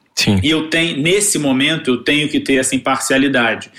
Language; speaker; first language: Portuguese; native; Portuguese